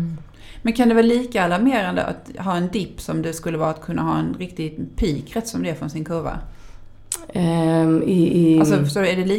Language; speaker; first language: Swedish; native; Swedish